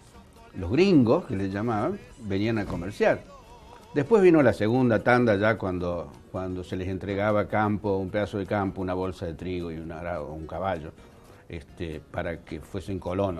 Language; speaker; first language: Spanish; native; Spanish